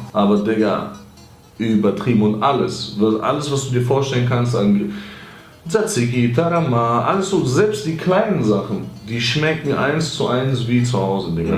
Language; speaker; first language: German; early bilingual, other home language; Greek